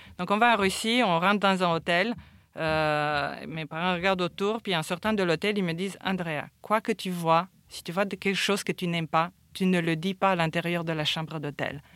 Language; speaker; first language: French; non-native, fluent; Romanian